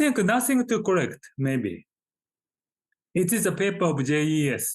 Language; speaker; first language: English; non-native, fluent; Japanese